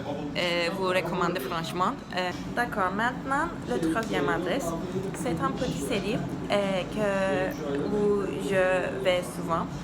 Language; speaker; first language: French; non-native, learner; Turkish